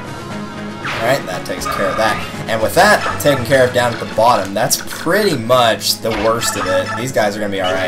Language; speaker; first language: English; native; English